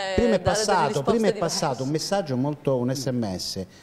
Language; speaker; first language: Italian; native; Italian